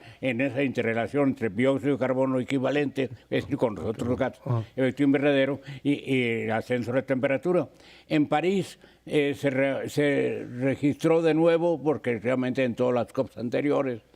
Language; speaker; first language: Spanish; native; Spanish